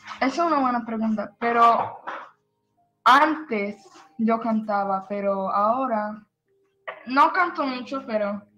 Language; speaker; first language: Spanish; early bilingual, heritage; Spanish